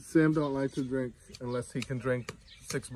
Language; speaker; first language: English; native; English